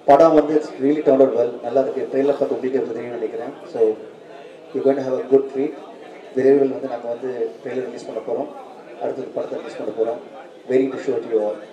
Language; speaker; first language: Tamil; native; Tamil